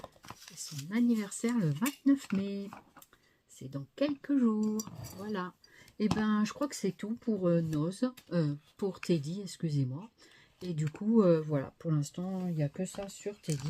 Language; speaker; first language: French; native; French